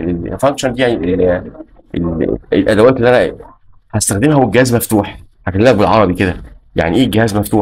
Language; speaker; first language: Arabic; native; Arabic